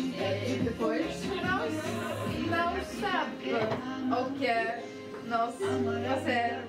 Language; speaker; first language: Portuguese; non-native, learner; Dutch